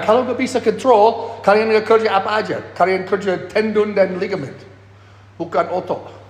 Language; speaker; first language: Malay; non-native, learner; English